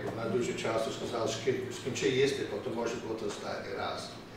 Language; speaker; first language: Ukrainian; early bilingual, heritage; Ukrainian